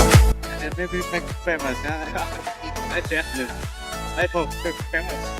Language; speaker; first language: English; non-native, learner; Indonesian